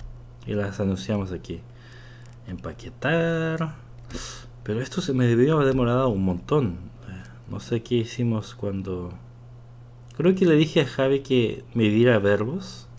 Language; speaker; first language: Spanish; non-native, fluent; Korean